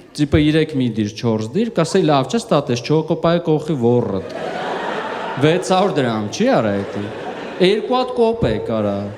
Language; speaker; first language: Armenian; early bilingual, heritage; Armenian